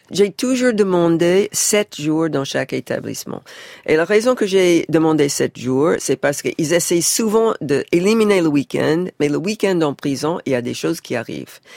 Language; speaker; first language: French; non-native, fluent; English